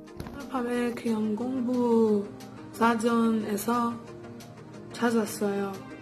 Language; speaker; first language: Korean; non-native, learner; English